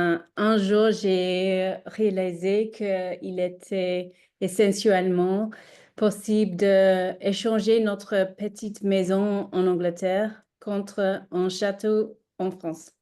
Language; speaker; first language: French; non-native, learner; English